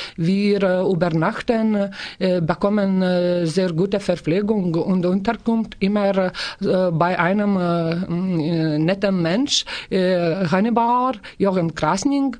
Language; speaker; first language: German; non-native, learner; Lithuanian